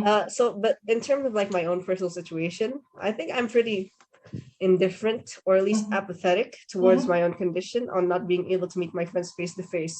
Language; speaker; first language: English; non-native, fluent; Indonesian